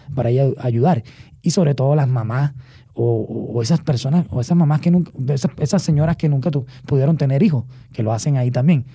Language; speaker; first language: Spanish; native; Spanish